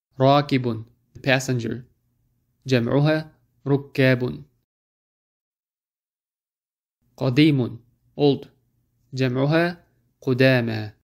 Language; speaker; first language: Arabic; non-native, fluent; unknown